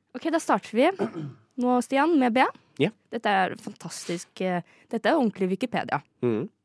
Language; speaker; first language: Norwegian; native; Norwegian